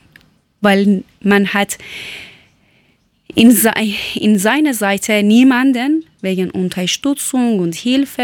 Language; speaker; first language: German; non-native, learner; Persian